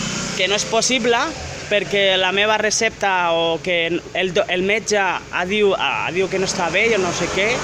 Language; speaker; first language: Catalan; non-native, fluent; French